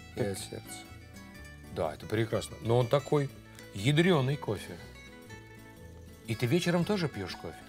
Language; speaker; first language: Russian; native; Russian